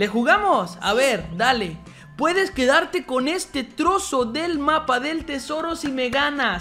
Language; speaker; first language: Spanish; native; Spanish